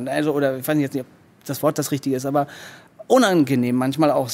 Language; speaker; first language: German; native; German